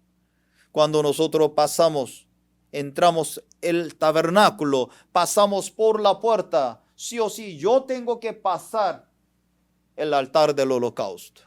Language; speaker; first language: Spanish; non-native, fluent; Korean